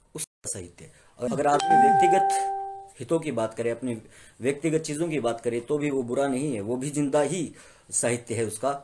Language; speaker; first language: Hindi; native; Hindi